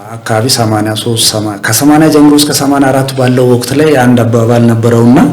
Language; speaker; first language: Amharic; non-native, local second language; Hadiyya